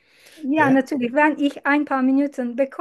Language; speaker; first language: German; non-native, learner; Turkish